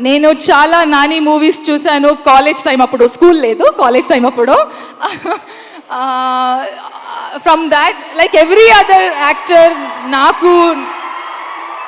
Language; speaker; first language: Telugu; non-native, learner; Kannada